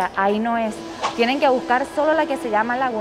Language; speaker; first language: Spanish; native; Spanish